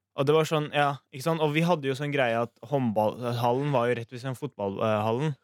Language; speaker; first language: Norwegian; early bilingual, other home language; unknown